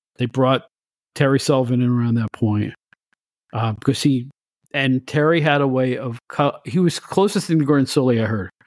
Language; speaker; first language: English; native; English